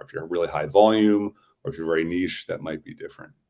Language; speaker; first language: English; native; English